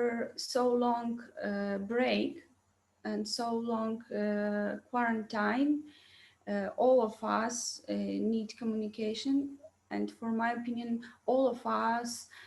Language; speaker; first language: English; non-native, learner; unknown